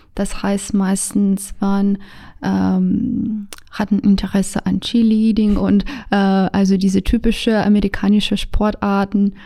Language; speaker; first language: German; non-native, fluent; Russian